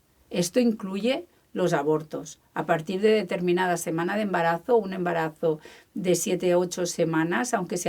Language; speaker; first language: Spanish; native; Spanish